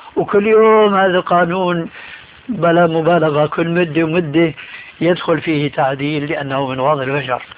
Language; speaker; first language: Arabic; early bilingual, other home language; Albanian